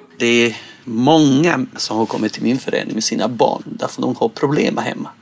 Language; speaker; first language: Swedish; non-native, fluent; Spanish